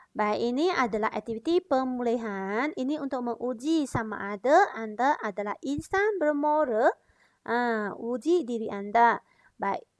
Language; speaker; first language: Malay; non-native, local second language; Chinese